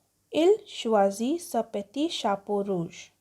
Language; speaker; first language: French; non-native, fluent; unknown